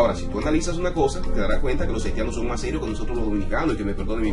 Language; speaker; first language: Spanish; native; Spanish